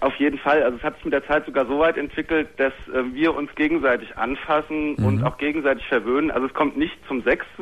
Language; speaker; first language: German; native; German